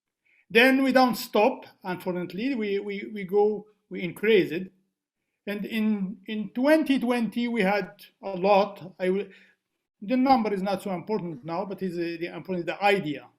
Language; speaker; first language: English; non-native, fluent; Arabic